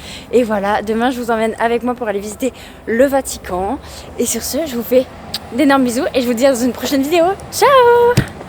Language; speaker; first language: French; native; French